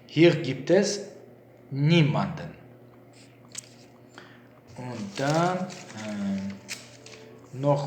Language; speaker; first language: German; non-native, learner; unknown